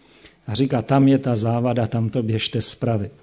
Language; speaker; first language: Czech; native; Czech